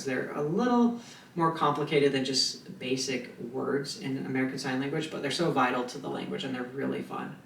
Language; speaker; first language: English; native; English